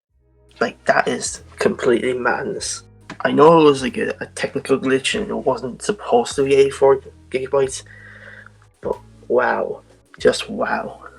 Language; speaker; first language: English; native; English